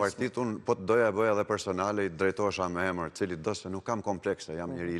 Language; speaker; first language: Albanian; native; Albanian